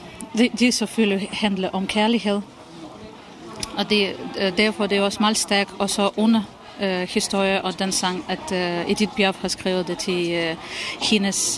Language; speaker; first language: Danish; non-native, fluent; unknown